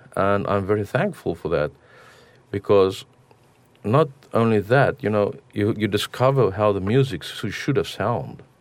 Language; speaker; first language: English; non-native, local second language; Afrikaans